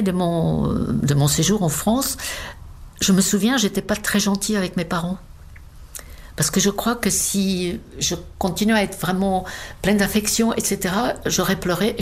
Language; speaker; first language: French; non-native, fluent; Czech